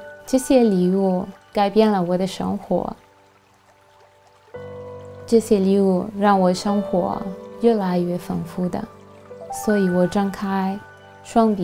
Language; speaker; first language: Chinese; non-native, fluent; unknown